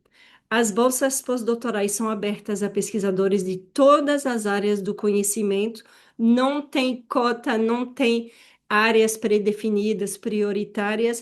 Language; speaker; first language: Portuguese; non-native, fluent; French